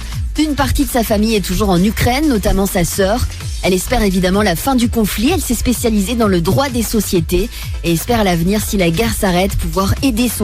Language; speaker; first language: French; native; French